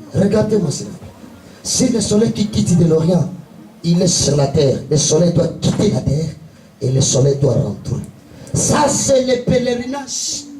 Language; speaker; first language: French; non-native, local second language; Lingala